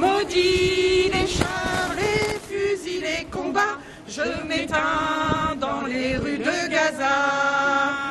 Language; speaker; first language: French; native; French